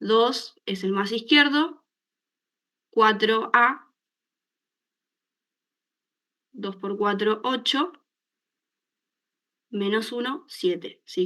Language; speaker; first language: Spanish; native; Spanish